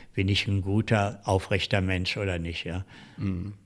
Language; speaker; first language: German; native; German